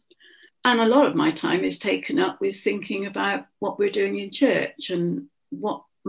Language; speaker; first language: English; native; English